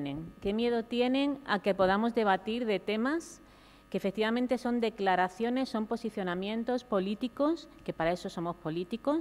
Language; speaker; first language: Spanish; native; Spanish